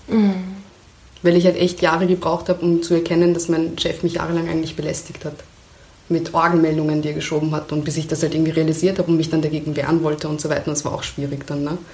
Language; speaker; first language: German; early bilingual, other home language; Persian